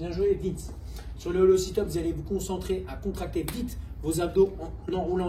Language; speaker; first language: French; native; French